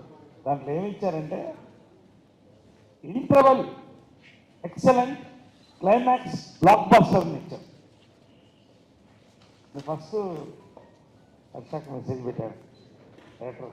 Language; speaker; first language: Telugu; native; Telugu